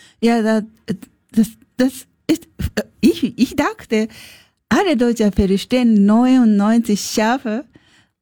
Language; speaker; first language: German; non-native, learner; Japanese